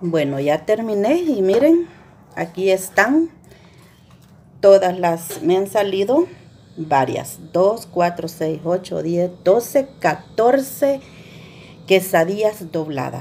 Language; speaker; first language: Spanish; native; Spanish